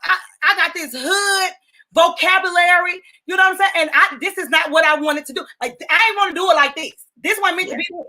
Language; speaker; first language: English; native; English